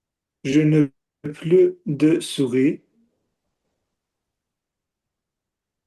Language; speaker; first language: French; non-native, learner; Azerbaijani